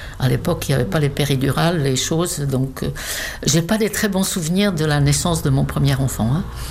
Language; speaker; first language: French; non-native, fluent; Czech